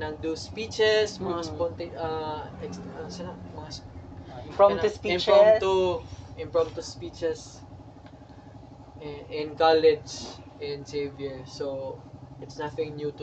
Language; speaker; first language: English; non-native, local second language; Cebuano